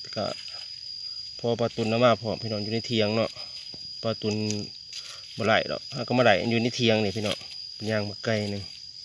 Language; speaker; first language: Thai; native; Thai